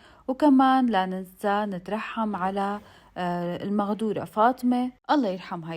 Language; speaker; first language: Arabic; native; Arabic